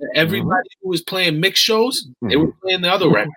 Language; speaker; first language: English; native; English